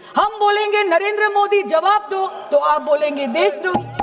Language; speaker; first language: Hindi; non-native, local second language; Bangla